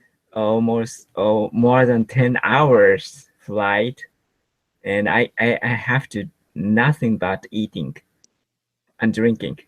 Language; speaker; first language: English; non-native, learner; Japanese